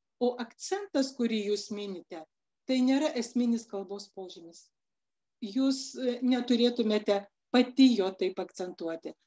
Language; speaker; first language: Lithuanian; native; Lithuanian